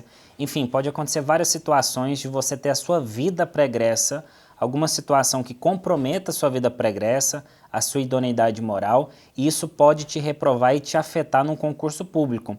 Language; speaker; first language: Portuguese; native; Portuguese